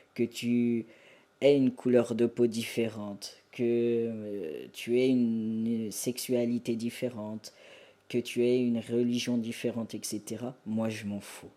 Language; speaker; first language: French; native; French